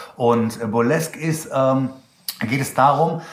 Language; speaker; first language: German; native; German